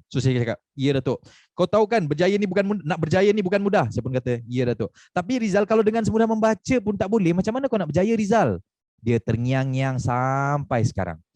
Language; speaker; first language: Malay; native; Malay